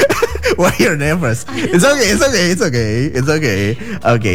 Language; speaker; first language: English; non-native, learner; Indonesian